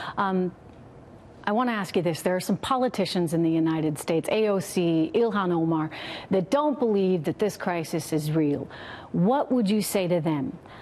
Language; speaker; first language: English; native; English